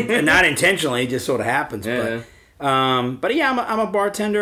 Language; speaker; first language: English; native; English